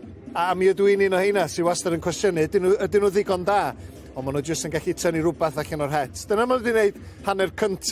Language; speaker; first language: Welsh; native; Welsh